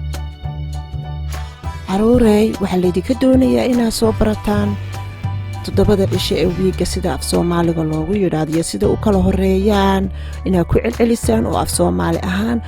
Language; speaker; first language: Somali; native; Somali